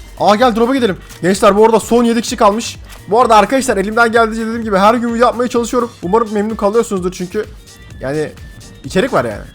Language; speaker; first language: Turkish; native; Turkish